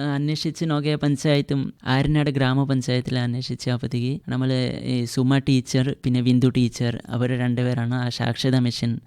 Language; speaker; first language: Malayalam; non-native, fluent; Assamese